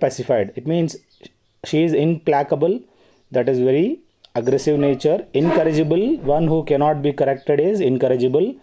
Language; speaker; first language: English; non-native, local second language; Telugu